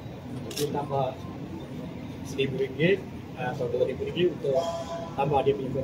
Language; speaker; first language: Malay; non-native, local second language; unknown